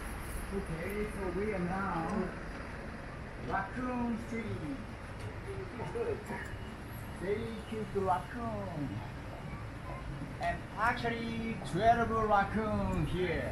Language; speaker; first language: English; non-native, learner; Japanese